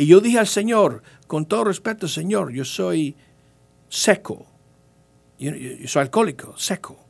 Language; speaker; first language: Spanish; early bilingual, heritage; English